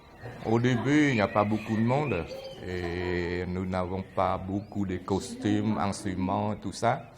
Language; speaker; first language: French; non-native, learner; Khmer